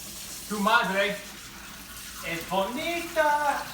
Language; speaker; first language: Spanish; non-native, learner; English